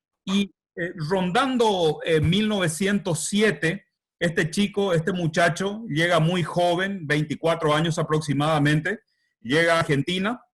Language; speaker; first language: Spanish; native; Spanish